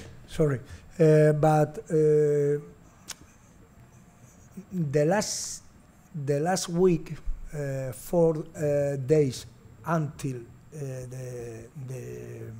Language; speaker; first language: English; non-native, learner; Spanish